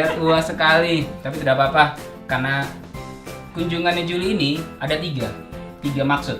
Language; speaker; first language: Indonesian; native; Indonesian